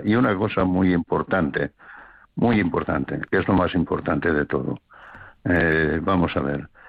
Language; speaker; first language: Spanish; native; Spanish